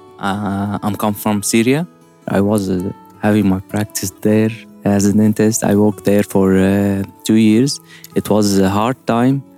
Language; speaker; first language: English; non-native, learner; Arabic